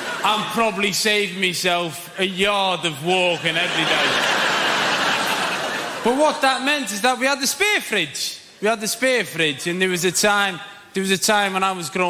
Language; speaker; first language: English; native; English